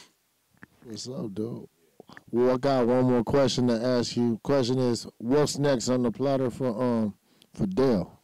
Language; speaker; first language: English; native; English